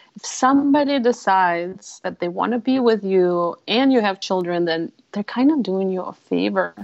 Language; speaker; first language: English; non-native, fluent; Russian